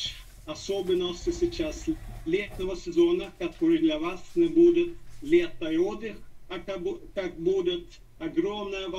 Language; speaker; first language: Russian; non-native, fluent; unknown